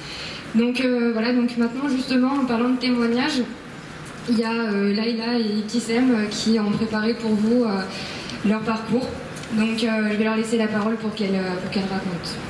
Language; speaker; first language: French; native; French